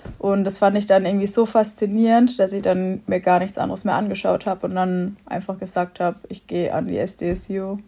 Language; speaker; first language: German; native; German